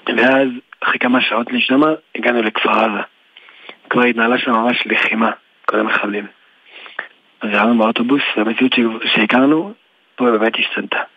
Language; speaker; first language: Hebrew; early bilingual, other home language; French